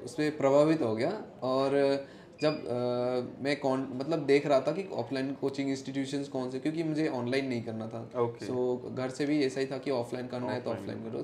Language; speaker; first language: Hindi; non-native, local second language; Assamese